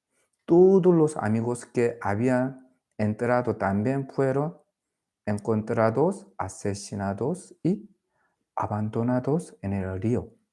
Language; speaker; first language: Spanish; non-native, learner; Korean